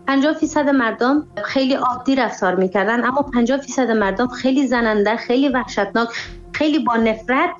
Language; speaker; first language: Persian; native; Persian